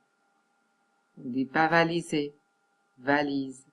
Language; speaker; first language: French; non-native, fluent; Catalan